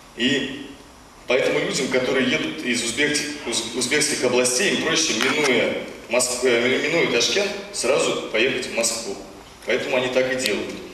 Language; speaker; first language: Russian; native; Russian